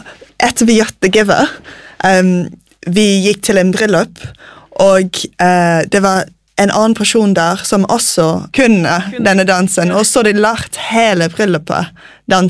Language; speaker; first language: Norwegian; non-native, fluent; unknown